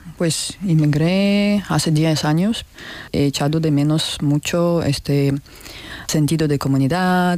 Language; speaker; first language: Spanish; non-native, learner; Russian